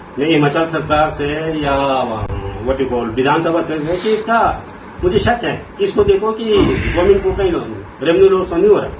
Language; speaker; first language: Hindi; native; Hindi